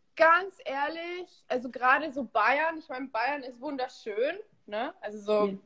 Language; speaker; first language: German; early bilingual, other home language; Polish